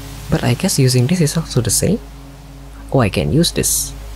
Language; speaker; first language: English; non-native, fluent; Indonesian